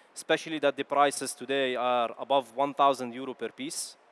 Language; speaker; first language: English; non-native, fluent; Arabic